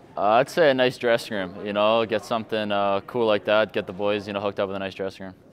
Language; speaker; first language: English; native; English